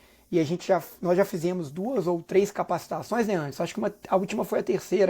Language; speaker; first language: Portuguese; native; Portuguese